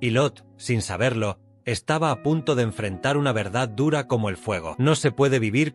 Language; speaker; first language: Spanish; native; Spanish